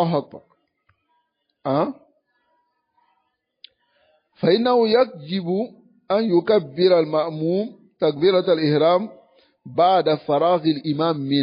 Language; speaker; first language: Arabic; non-native, fluent; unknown